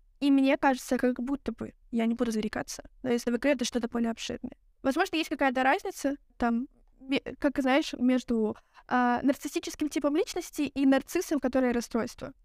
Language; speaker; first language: Russian; native; Russian